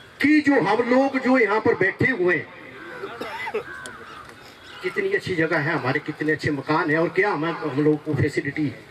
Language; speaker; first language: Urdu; non-native, local second language; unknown